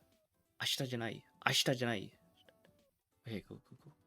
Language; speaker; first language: Japanese; non-native, learner; English